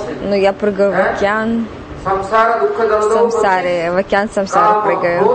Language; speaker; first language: Russian; native; Russian